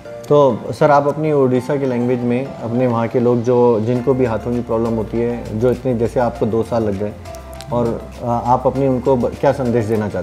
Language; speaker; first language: Hindi; native; Hindi